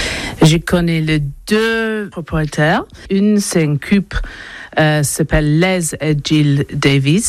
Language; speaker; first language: French; non-native, learner; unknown